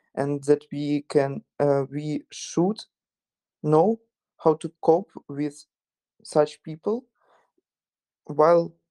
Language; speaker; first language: English; non-native, fluent; Ukrainian